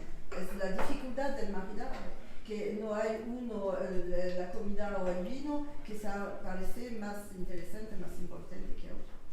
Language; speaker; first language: Spanish; non-native, learner; French